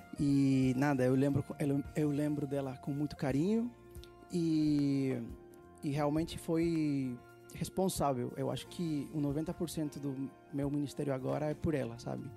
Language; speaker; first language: Portuguese; non-native, fluent; Spanish